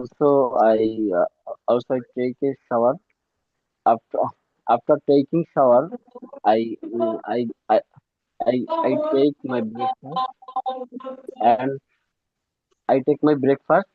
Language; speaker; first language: English; non-native, learner; Bangla